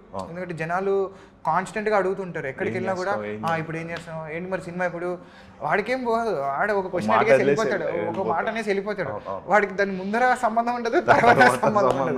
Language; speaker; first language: Telugu; native; Telugu